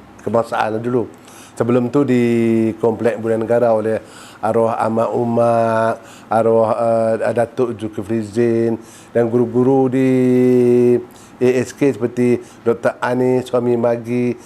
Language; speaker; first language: Malay; native; Malay